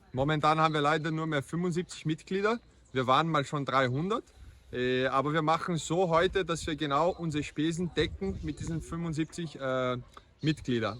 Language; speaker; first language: German; early bilingual, heritage; Portuguese